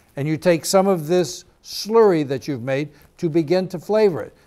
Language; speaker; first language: English; native; English